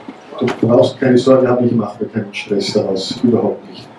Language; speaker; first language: German; native; German